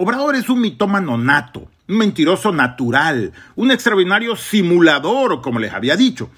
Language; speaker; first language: Spanish; native; Spanish